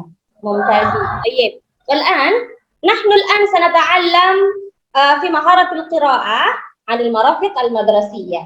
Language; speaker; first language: Arabic; non-native, learner; Indonesian